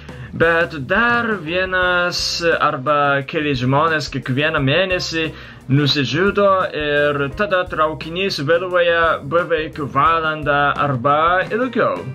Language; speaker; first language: Lithuanian; non-native, learner; Japanese